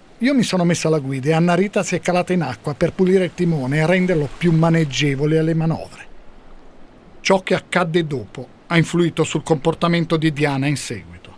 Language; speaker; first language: Italian; native; Italian